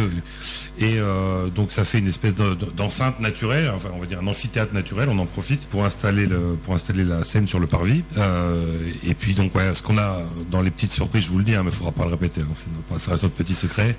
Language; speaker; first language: French; native; French